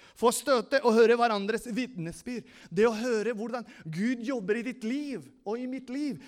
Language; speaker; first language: Norwegian; non-native, fluent; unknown